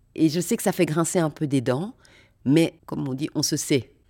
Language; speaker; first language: French; native; French